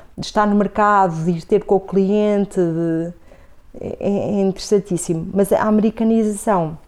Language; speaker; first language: Portuguese; native; Portuguese